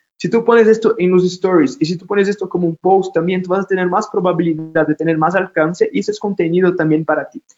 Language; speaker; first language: Spanish; non-native, fluent; Portuguese